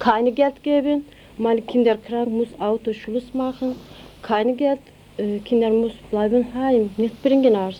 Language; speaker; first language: German; non-native, learner; Turkish